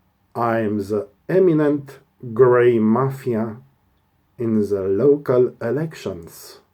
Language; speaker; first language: English; non-native, learner; Romanian